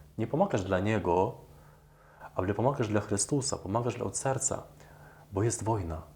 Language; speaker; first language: Polish; non-native, fluent; Ukrainian